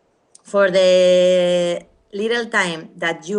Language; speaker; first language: English; non-native, learner; Spanish